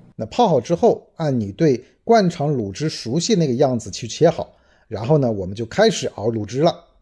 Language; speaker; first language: Chinese; native; Chinese